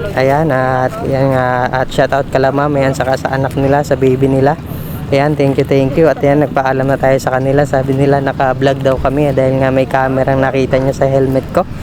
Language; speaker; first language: Filipino; native; Filipino